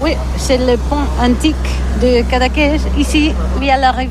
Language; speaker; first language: French; non-native, learner; Catalan